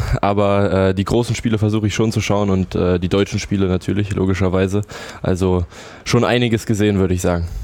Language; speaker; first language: German; native; German